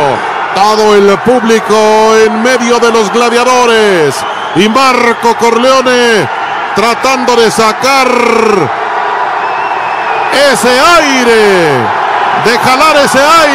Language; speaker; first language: Spanish; native; Spanish